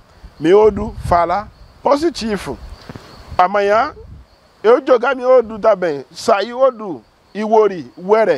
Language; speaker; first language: Portuguese; non-native, learner; Yoruba